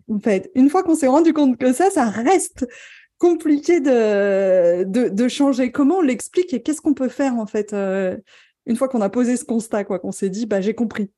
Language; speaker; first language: French; native; French